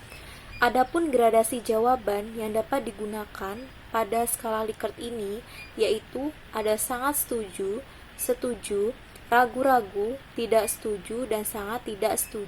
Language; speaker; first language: Indonesian; native; Indonesian